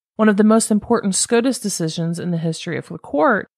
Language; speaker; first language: English; native; English